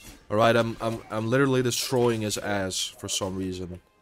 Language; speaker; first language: English; non-native, fluent; Dutch